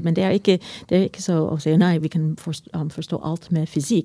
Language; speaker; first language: Swedish; non-native, fluent; English